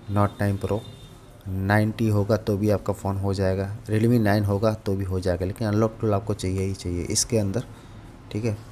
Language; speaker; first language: Hindi; non-native, local second language; Gujarati